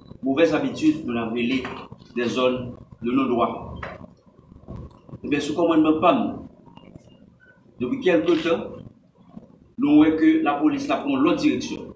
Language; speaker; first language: French; non-native, local second language; Haitian Creole